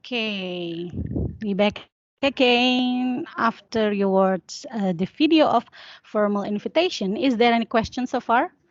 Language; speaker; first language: English; non-native, learner; Indonesian